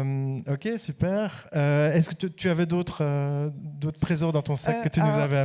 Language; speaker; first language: French; native; French